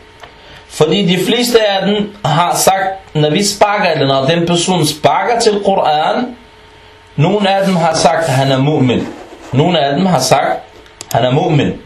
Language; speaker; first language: Danish; early bilingual, other home language; Arabic